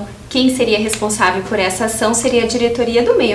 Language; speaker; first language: Portuguese; native; Portuguese